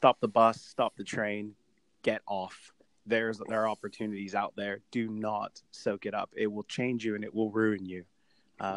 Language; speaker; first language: English; native; English